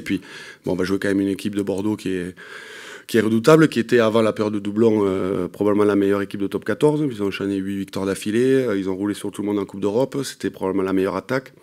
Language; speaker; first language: French; native; French